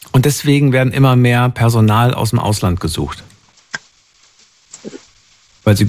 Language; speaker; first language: German; native; German